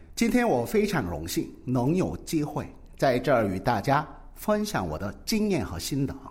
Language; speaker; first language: Chinese; non-native, fluent; Korean